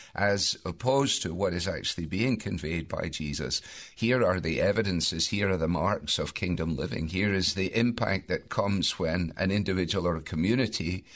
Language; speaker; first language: English; native; English